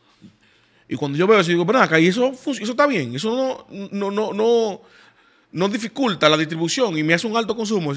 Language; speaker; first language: Spanish; native; Spanish